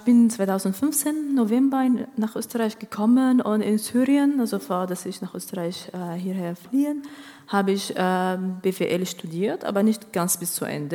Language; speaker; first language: German; non-native, fluent; Arabic